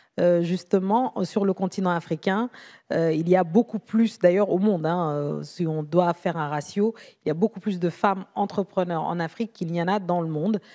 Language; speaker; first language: French; native; French